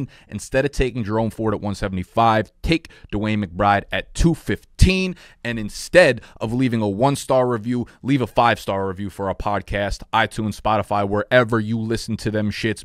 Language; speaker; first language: English; native; English